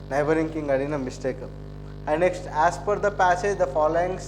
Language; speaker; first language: English; non-native, local second language; Telugu